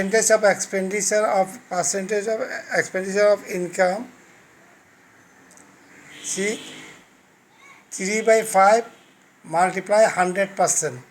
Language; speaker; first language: English; non-native, fluent; Bangla